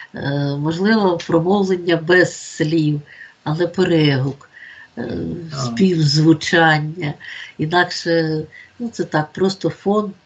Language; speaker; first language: Ukrainian; native; Ukrainian